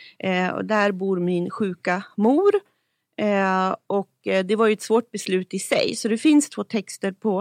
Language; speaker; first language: Swedish; native; Swedish